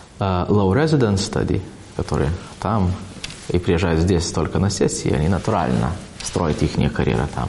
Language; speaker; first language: Russian; non-native, fluent; Lithuanian